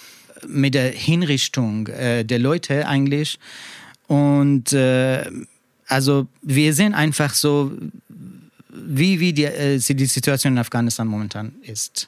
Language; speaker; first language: German; non-native, learner; Persian